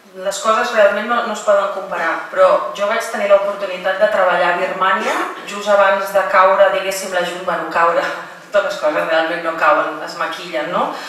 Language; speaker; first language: Catalan; native; Catalan